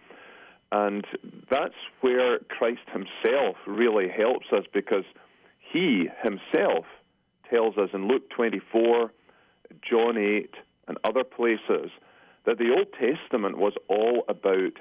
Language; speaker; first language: English; native; English